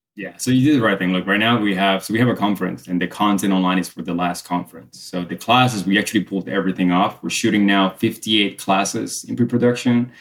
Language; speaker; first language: English; early bilingual, other home language; Spanish